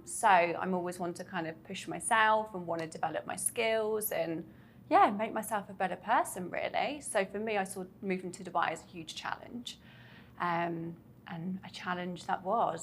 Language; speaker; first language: English; native; English